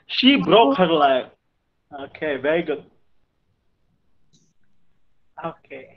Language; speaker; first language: English; non-native, fluent; Indonesian